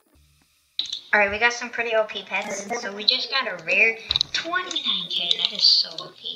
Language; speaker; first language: English; native; English